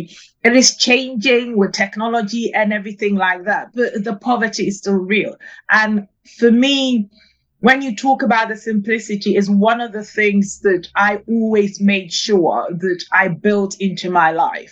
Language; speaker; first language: English; non-native, local second language; Akan